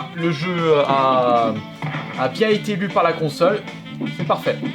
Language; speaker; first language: French; native; French